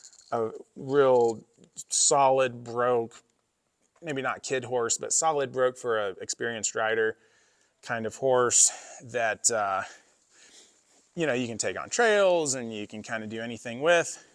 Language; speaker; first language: English; native; English